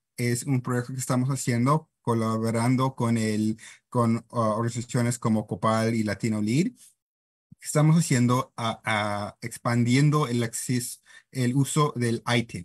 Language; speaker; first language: Spanish; non-native, fluent; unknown